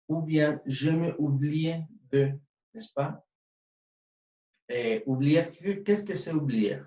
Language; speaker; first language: French; non-native, fluent; Spanish